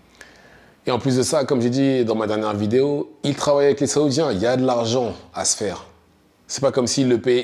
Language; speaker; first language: French; native; French